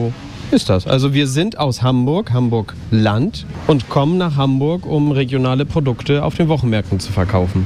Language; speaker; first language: German; native; German